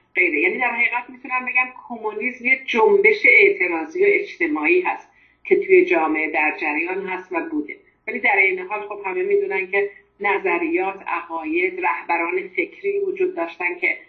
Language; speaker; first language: Persian; non-native, local second language; Azerbaijani